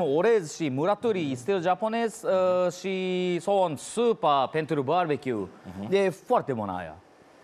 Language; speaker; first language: Romanian; non-native, learner; Japanese